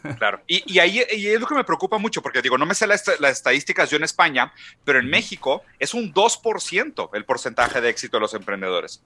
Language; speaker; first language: Spanish; non-native, fluent; Portuguese